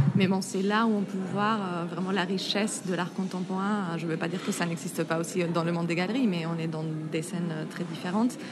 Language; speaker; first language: French; non-native, fluent; Spanish